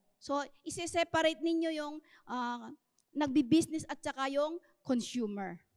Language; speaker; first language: Filipino; native; Filipino